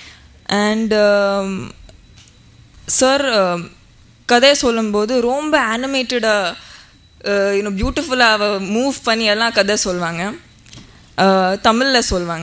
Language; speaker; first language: Tamil; non-native, fluent; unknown